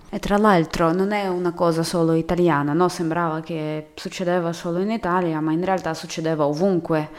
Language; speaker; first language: Italian; non-native, fluent; Russian